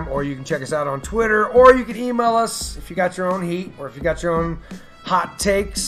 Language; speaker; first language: English; native; English